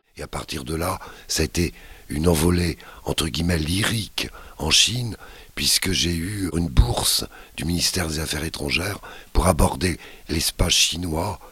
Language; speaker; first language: French; native; French